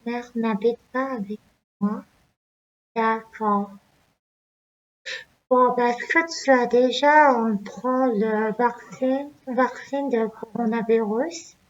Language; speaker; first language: French; non-native, learner; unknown